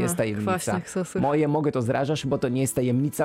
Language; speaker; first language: Polish; non-native, fluent; Italian